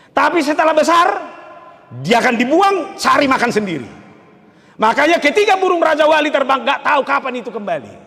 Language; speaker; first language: Indonesian; non-native, local second language; Batak Toba